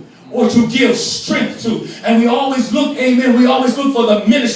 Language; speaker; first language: English; native; English